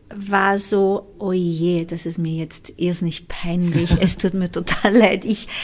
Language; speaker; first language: German; non-native, fluent; Portuguese